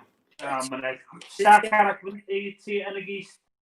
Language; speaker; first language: Welsh; native; Welsh